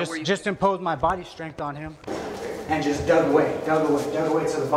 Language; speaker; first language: English; native; English